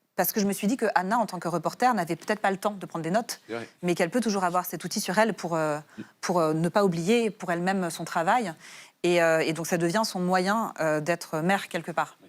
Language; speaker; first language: French; early bilingual, other home language; Persian